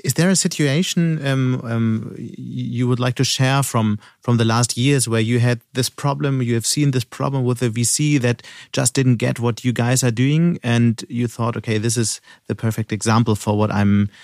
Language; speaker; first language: English; non-native, fluent; German